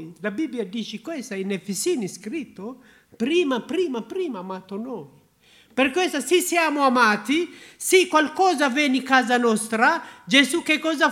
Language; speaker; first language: Italian; non-native, learner; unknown